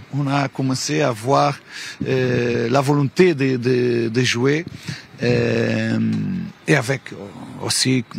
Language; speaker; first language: French; non-native, learner; Portuguese